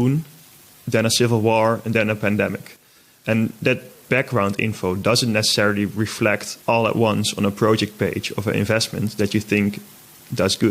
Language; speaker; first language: English; non-native, fluent; Dutch